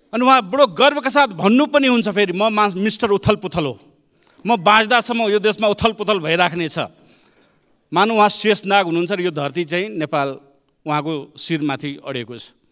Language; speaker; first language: Nepali; non-native, local second language; Maithili